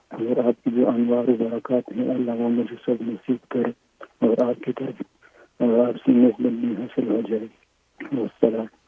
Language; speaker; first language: Urdu; non-native, local second language; Pashto